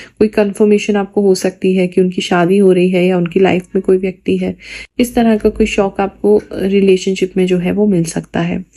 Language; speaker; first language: Hindi; native; Hindi